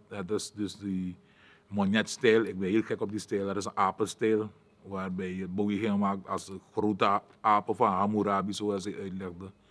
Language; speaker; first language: Dutch; native; Dutch